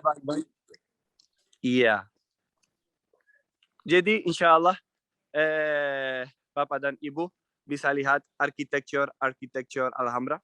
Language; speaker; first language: Indonesian; non-native, fluent; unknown